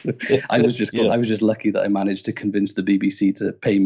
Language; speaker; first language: English; native; English